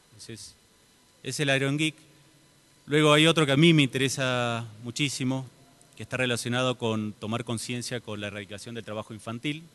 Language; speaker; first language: Spanish; native; Spanish